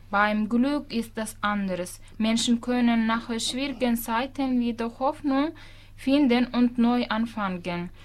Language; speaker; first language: German; non-native, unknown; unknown